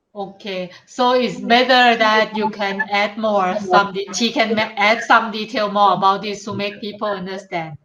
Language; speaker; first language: English; non-native, learner; Thai